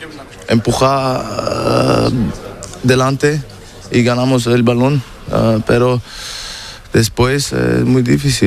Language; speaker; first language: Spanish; non-native, learner; German